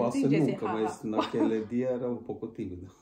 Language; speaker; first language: Portuguese; non-native, fluent; Norwegian